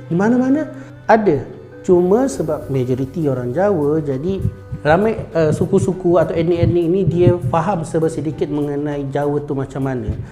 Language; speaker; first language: Malay; native; Malay